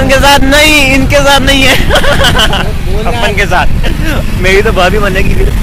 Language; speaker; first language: Hindi; native; Hindi